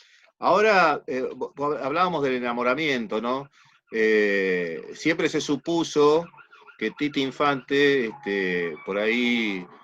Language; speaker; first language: Spanish; native; Spanish